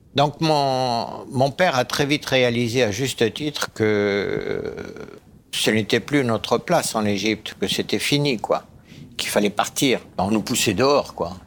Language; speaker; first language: French; early bilingual, other home language; Arabic